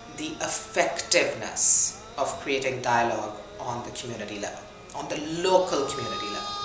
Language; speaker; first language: English; non-native, local second language; Urdu